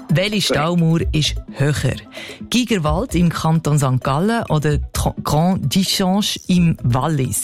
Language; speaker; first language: German; native; German